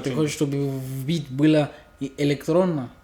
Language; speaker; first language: Russian; non-native, fluent; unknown